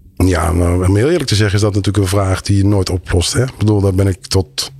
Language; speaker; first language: Dutch; native; Dutch